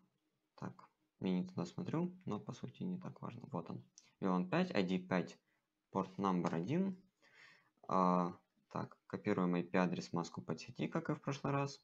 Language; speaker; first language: Russian; native; Russian